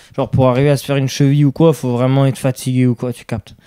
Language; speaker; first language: French; native; French